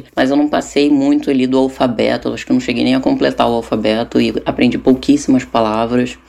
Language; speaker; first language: Portuguese; native; Portuguese